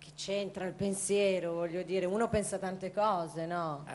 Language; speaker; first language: Italian; native; Italian